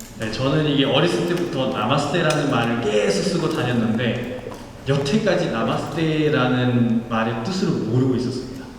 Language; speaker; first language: Korean; non-native, fluent; Nepali